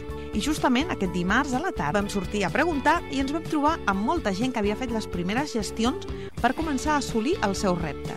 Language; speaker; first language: Catalan; native; Catalan